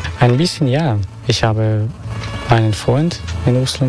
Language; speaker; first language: German; non-native, fluent; Russian